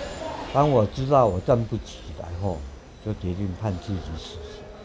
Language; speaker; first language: Chinese; native; Chinese